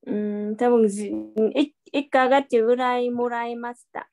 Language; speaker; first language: Japanese; non-native, learner; Vietnamese